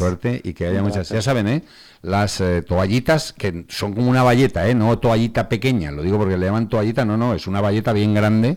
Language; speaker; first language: Spanish; native; Spanish